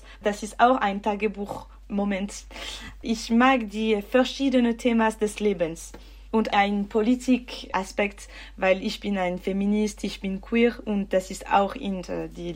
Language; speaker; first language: German; non-native, local second language; French